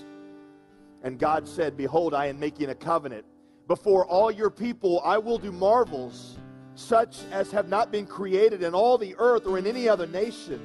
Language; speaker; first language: English; native; English